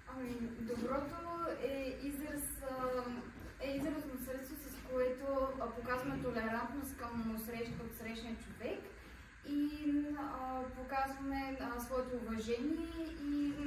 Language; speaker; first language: Bulgarian; native; Bulgarian